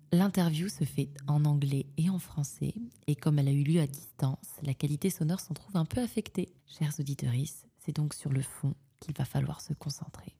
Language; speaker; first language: French; native; French